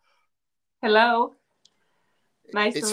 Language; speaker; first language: English; non-native, fluent; Romanian